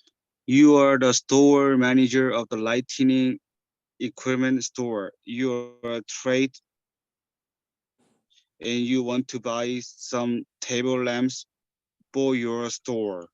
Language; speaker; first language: English; non-native, learner; Korean